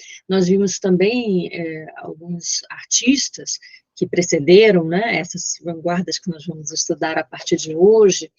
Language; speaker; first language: Portuguese; native; Portuguese